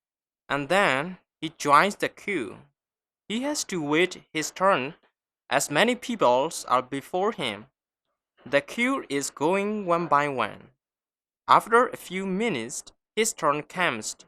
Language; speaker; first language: English; non-native, fluent; Burmese